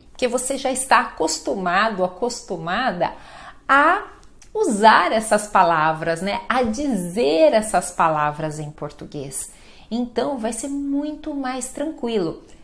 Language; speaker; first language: Portuguese; native; Portuguese